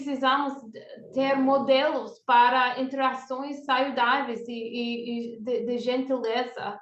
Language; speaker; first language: Portuguese; non-native, fluent; English